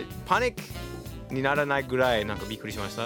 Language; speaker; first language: Japanese; non-native, fluent; English